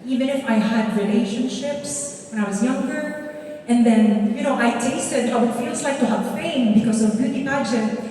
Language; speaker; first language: English; non-native, local second language; Filipino